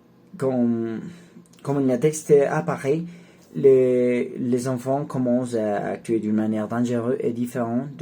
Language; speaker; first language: French; non-native, learner; Spanish